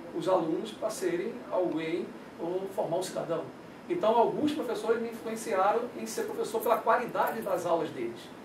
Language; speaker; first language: Portuguese; native; Portuguese